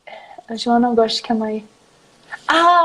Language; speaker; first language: Portuguese; non-native, fluent; English